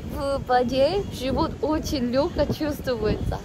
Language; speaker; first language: Russian; non-native, fluent; Korean